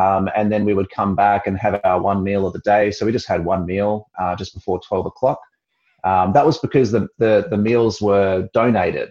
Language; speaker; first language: English; native; English